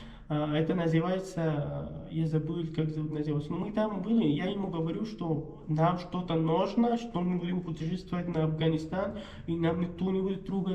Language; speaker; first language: Russian; non-native, learner; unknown